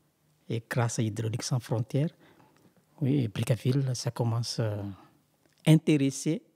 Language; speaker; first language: French; non-native, local second language; Malagasy